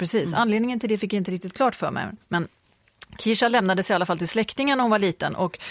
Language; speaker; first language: Swedish; native; Swedish